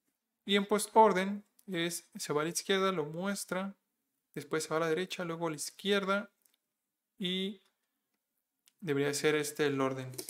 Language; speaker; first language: Spanish; native; Spanish